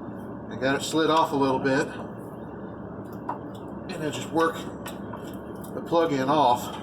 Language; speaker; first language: English; native; English